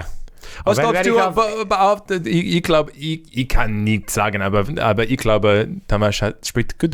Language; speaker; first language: German; non-native, learner; English